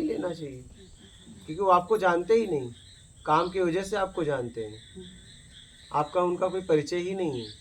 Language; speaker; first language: Hindi; native; Hindi